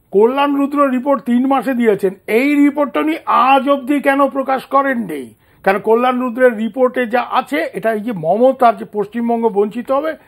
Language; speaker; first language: Bangla; native; Bangla